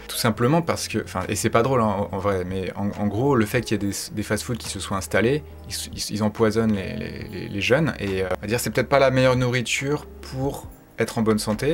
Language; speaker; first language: French; native; French